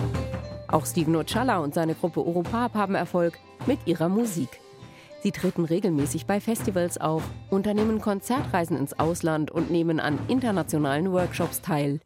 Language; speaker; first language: German; native; German